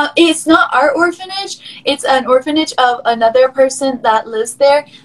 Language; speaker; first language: English; early bilingual, other home language; Spanish